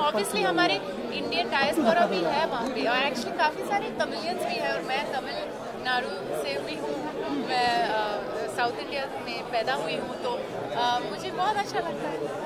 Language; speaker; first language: Hindi; non-native, local second language; French